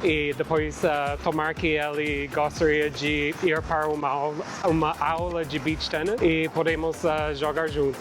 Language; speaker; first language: Portuguese; non-native, fluent; English